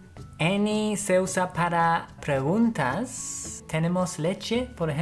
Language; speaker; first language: Spanish; non-native, fluent; English